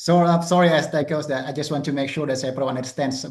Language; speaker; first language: English; non-native, learner; Indonesian